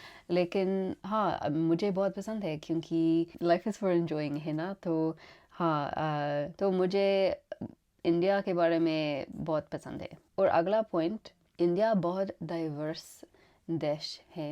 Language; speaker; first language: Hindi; non-native, learner; English